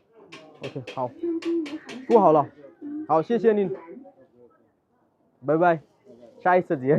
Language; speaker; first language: Chinese; non-native, fluent; Bangla